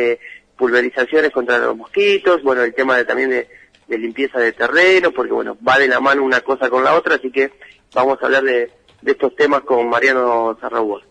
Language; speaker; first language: Spanish; native; Spanish